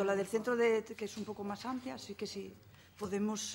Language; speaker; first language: Spanish; native; Spanish